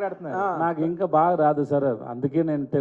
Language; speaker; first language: Telugu; non-native, learner; Tamil